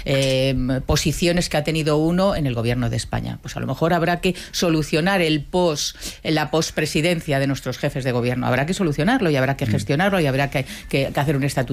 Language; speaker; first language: Spanish; native; Spanish